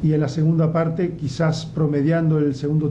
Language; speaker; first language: Spanish; native; Spanish